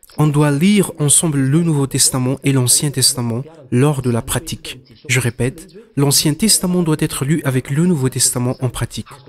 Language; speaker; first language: French; non-native, local second language; Malagasy